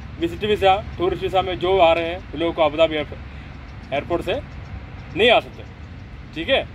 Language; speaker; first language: Hindi; non-native, local second language; Malayalam